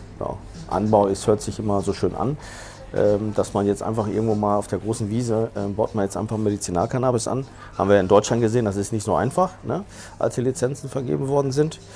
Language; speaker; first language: German; early bilingual, other home language; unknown